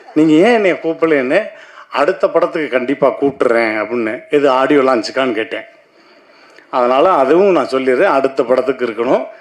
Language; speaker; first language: Tamil; native; Tamil